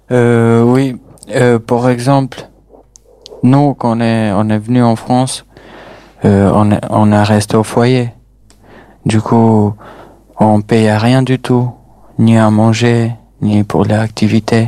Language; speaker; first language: French; non-native, fluent; Albanian